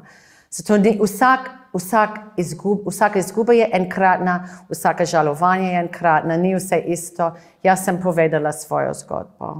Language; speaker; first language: Slovenian; non-native, fluent; English